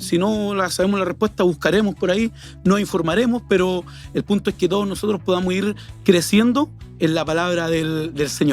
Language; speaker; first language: Spanish; native; Spanish